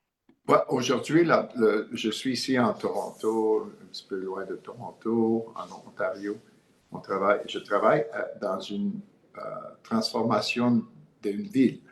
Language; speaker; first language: French; non-native, learner; English